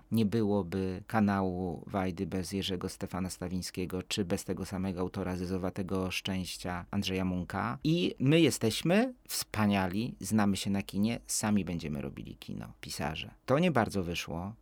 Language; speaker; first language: Polish; native; Polish